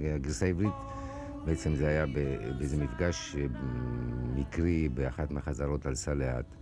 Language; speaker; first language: Hebrew; non-native, fluent; Spanish